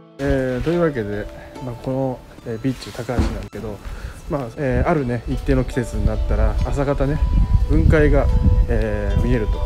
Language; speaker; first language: Japanese; native; Japanese